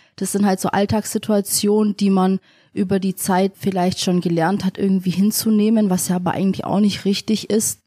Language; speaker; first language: German; early bilingual, other home language; Turkish